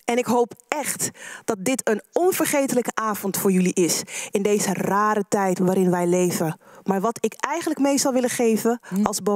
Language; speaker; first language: Dutch; native; Dutch